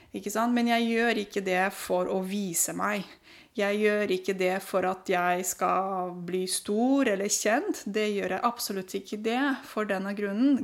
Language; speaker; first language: Norwegian; non-native, fluent; Romanian